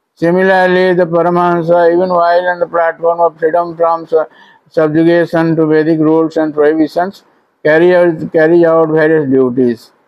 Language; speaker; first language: English; non-native, local second language; Odia